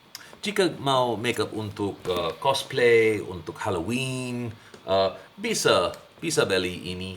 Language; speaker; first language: Indonesian; non-native, learner; English